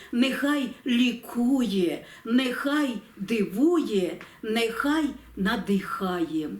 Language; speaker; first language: Ukrainian; native; Ukrainian